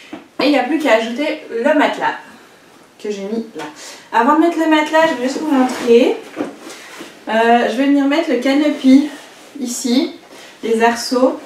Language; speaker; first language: French; native; French